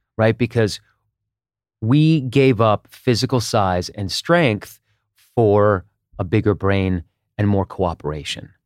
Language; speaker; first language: English; early bilingual, other home language; Hebrew